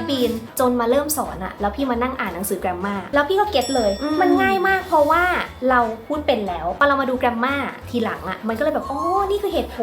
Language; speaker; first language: Thai; early bilingual, heritage; Thai